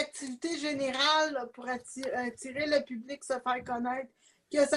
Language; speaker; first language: French; native; French